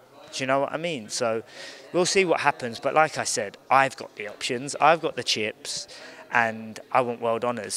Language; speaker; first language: English; native; English